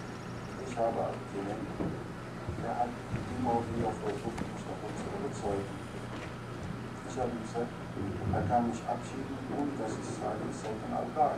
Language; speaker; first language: German; non-native, fluent; Arabic